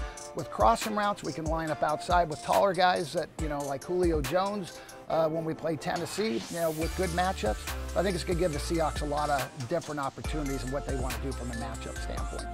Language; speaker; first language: English; native; English